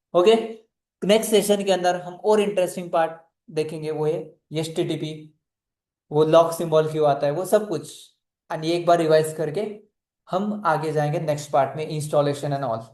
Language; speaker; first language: Hindi; non-native, local second language; Marathi